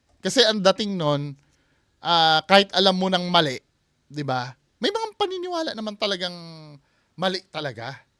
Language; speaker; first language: Filipino; native; Filipino